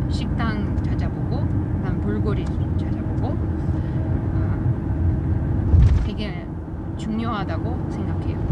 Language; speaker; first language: Korean; non-native, learner; Russian